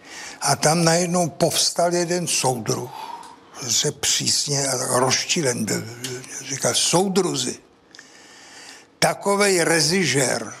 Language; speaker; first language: Czech; native; Czech